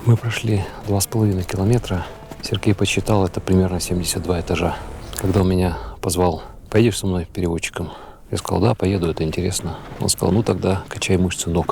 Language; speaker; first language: Russian; native; Russian